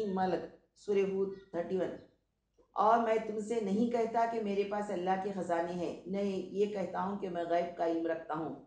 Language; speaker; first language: Urdu; native; Urdu